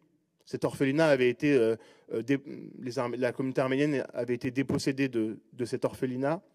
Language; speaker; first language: French; native; French